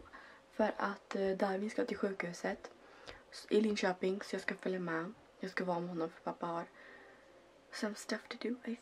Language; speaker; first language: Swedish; early bilingual, other home language; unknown